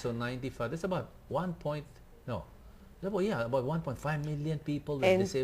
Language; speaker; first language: English; non-native, fluent; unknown